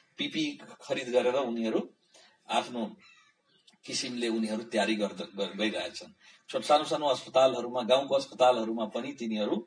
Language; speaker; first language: Nepali; non-native, local second language; Bhojpuri